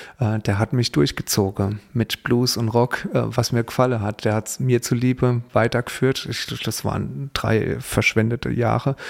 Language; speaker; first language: German; native; German